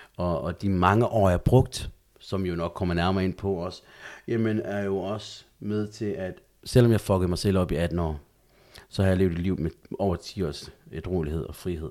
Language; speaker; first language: Danish; native; Danish